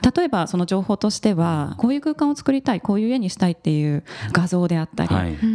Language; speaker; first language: Japanese; early bilingual, other home language; English